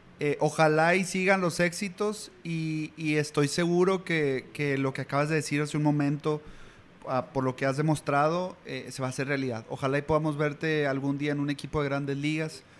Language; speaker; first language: Spanish; native; Spanish